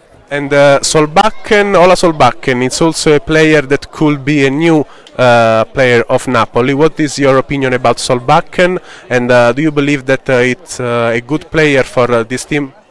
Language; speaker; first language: English; non-native, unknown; Italian